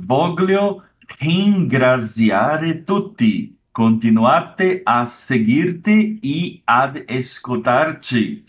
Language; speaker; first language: Italian; non-native, learner; Portuguese